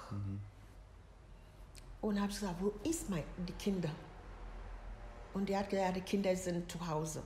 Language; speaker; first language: German; non-native, learner; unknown